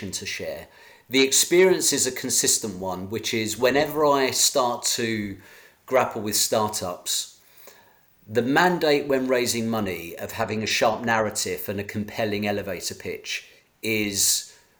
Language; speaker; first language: English; native; English